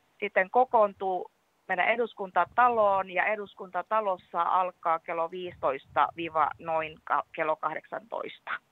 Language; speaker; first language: Finnish; non-native, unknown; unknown